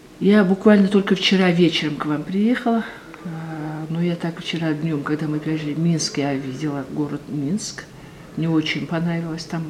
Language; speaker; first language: Russian; non-native, local second language; Kazakh